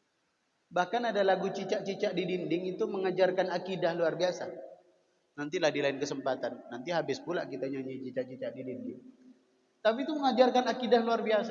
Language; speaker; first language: Indonesian; native; Indonesian